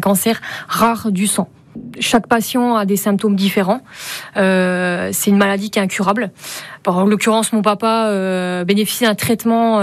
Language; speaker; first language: French; native; French